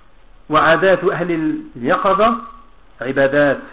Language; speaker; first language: Arabic; non-native, fluent; French